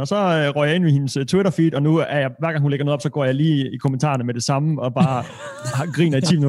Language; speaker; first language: Danish; native; Danish